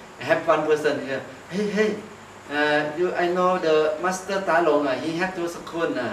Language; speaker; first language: English; non-native, learner; Thai